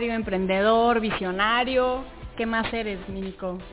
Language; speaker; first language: Spanish; native; Spanish